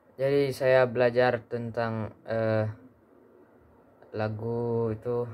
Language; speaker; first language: Indonesian; early bilingual, heritage; Indonesian